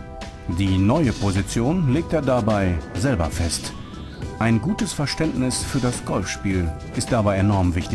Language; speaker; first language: German; native; German